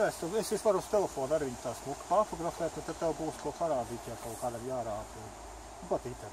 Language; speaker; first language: Latvian; native; Latvian